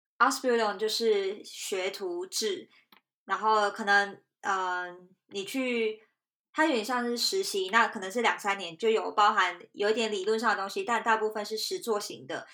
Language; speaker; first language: Chinese; native; Chinese